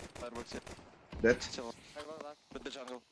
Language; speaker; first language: English; non-native, learner; Turkish